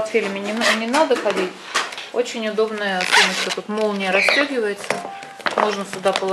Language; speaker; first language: Russian; native; Russian